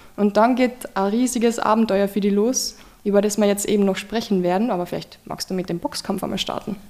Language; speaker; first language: German; native; German